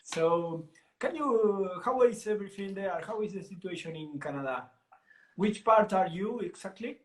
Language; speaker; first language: English; non-native, learner; Italian